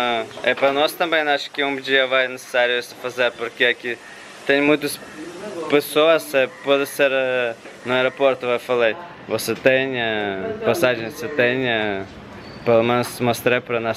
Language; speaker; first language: Portuguese; non-native, learner; Russian